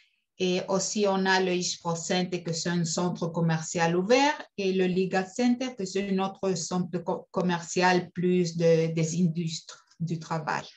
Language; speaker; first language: French; non-native, fluent; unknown